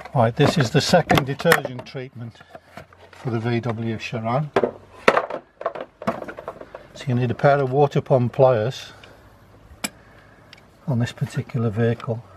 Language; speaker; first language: English; native; English